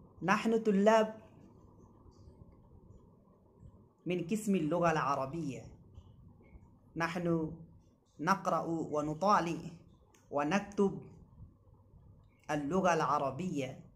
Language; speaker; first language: Arabic; non-native, learner; Bangla